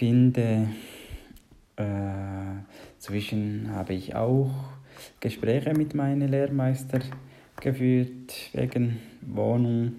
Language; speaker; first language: German; non-native, learner; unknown